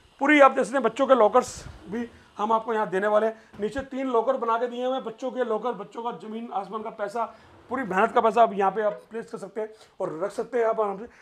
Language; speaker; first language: Hindi; native; Hindi